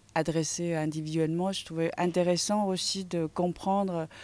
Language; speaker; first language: French; non-native, fluent; Chinese